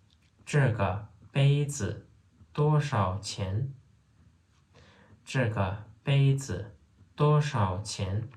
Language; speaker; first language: Chinese; non-native, fluent; Turkmen